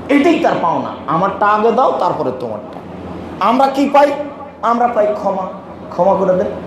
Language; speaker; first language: Bangla; native; Bangla